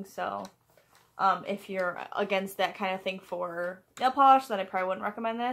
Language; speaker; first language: English; native; English